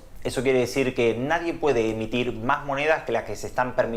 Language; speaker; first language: Spanish; native; Spanish